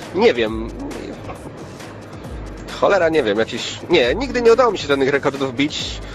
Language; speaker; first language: Polish; native; Polish